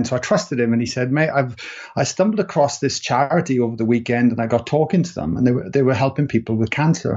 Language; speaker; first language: English; native; English